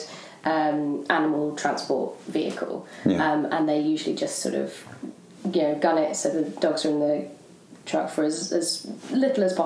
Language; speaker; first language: English; native; English